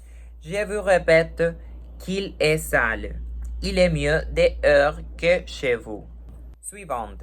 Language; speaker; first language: French; non-native, learner; Spanish